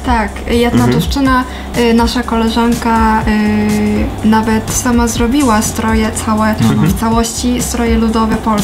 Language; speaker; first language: Polish; non-native, fluent; Japanese